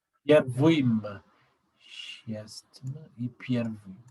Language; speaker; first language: Russian; non-native, learner; Portuguese